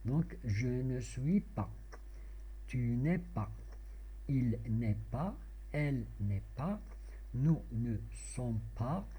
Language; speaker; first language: French; non-native, local second language; Arabic